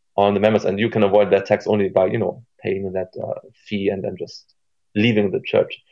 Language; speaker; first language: English; non-native, fluent; German